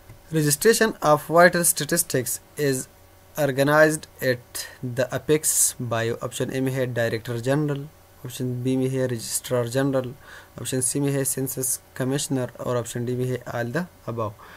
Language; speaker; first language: English; non-native, local second language; Urdu